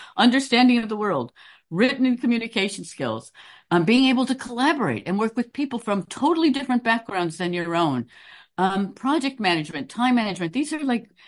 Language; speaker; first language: English; native; English